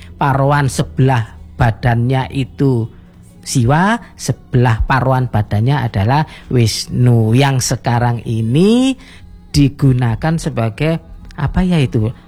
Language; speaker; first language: Indonesian; native; Indonesian